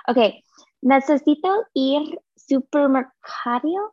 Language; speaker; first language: Spanish; non-native, learner; English